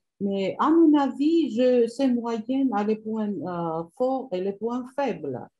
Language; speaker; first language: French; non-native, fluent; Georgian